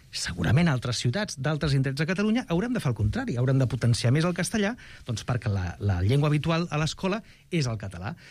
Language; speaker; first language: Catalan; non-native, local second language; Spanish